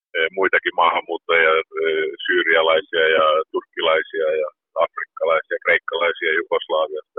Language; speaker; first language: Finnish; early bilingual, heritage; Finnish